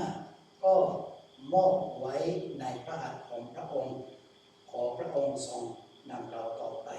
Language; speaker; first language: Thai; non-native, local second language; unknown